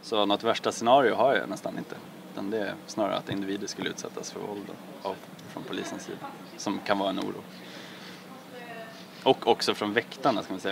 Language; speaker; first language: Swedish; native; Swedish